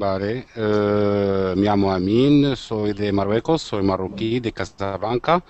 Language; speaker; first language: Spanish; non-native, learner; Arabic